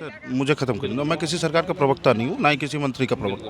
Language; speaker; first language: Hindi; native; Hindi